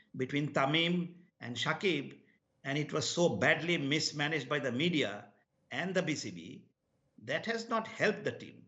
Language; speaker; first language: English; non-native, local second language; Bangla